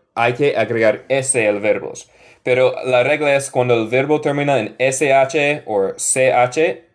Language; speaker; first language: Spanish; non-native, learner; English